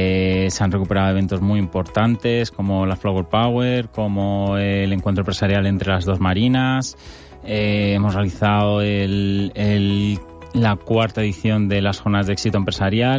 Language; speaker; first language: Spanish; native; Spanish